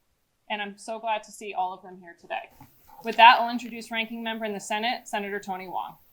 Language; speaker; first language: English; native; English